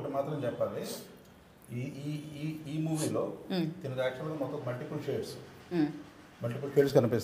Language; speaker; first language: Telugu; native; Telugu